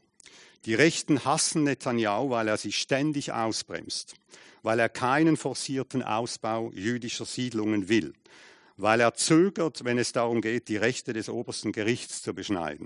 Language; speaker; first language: German; native; German